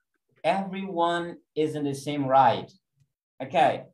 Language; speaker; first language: English; non-native, fluent; Indonesian